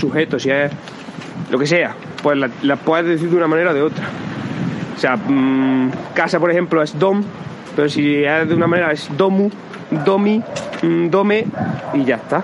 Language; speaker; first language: Spanish; native; Spanish